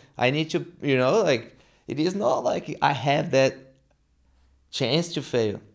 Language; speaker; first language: English; non-native, learner; Portuguese